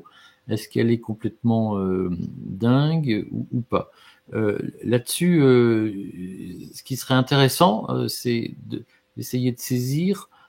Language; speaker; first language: French; native; French